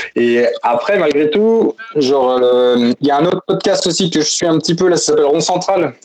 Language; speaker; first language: French; native; French